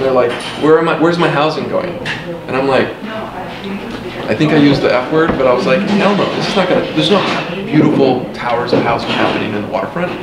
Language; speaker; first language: English; early bilingual, other home language; Spanish